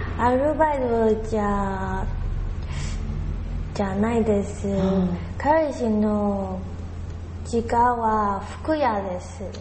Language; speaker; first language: Japanese; non-native, learner; Chinese